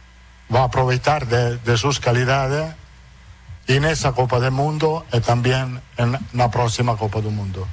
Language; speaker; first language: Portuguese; non-native, fluent; Italian